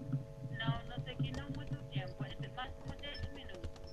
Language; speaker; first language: Portuguese; non-native, learner; Chinese